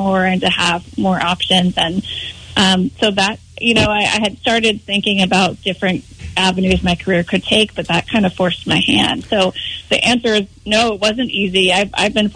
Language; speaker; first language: English; native; English